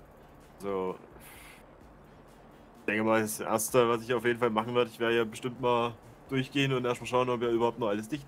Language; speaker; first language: German; native; German